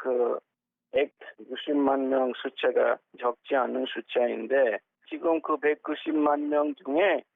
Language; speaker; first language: Korean; non-native, fluent; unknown